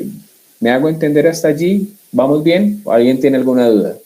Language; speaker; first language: Spanish; native; Spanish